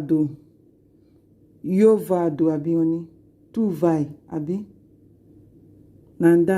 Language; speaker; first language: Italian; non-native, learner; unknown